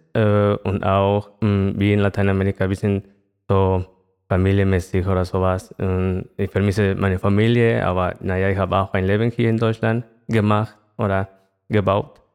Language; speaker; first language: German; non-native, fluent; Spanish